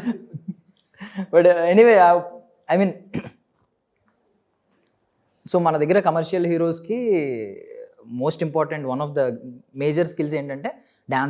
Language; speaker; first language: Telugu; native; Telugu